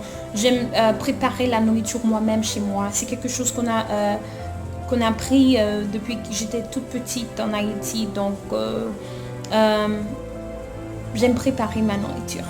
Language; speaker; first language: French; non-native, local second language; Haitian Creole